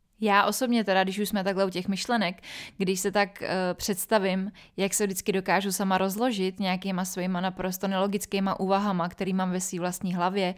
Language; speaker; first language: Czech; native; Czech